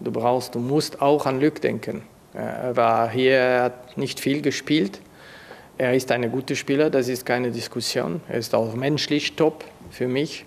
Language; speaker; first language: German; non-native, fluent; French